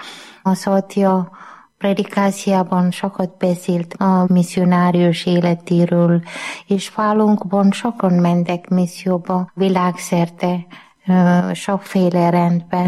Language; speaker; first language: Hungarian; non-native, learner; Malayalam